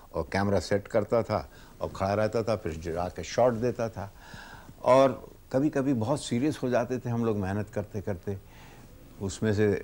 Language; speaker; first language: Hindi; non-native, local second language; Telugu